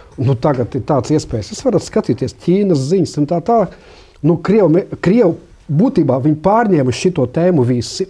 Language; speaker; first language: Latvian; non-native, local second language; Russian